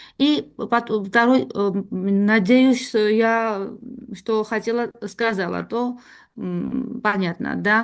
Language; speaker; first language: Russian; non-native, learner; Georgian